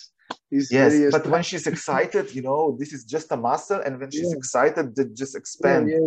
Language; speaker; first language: English; non-native, fluent; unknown